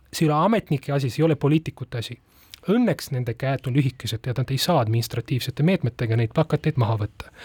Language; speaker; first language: Estonian; non-native, local second language; Russian